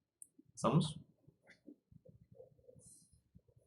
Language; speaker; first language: Spanish; native; Spanish